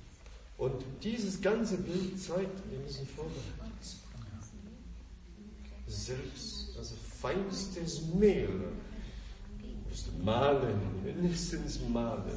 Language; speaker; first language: German; non-native, fluent; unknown